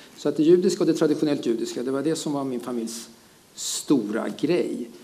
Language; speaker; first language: Swedish; early bilingual, other home language; German